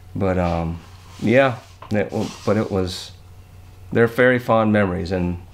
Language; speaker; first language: English; native; English